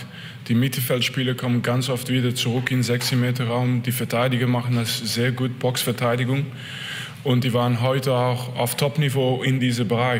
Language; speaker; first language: German; non-native, fluent; French